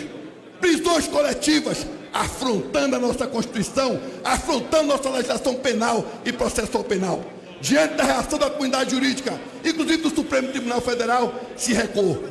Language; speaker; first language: Portuguese; native; Portuguese